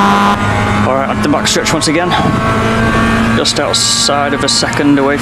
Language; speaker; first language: English; native; English